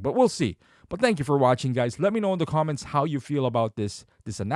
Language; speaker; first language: English; native; English